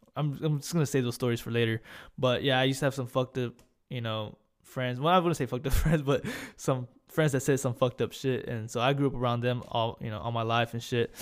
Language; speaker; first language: English; early bilingual, other home language; Spanish